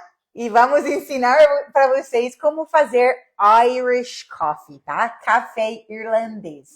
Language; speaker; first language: Portuguese; non-native, fluent; English